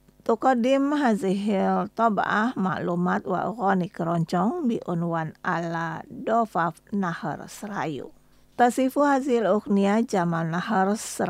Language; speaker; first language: Arabic; non-native, fluent; Indonesian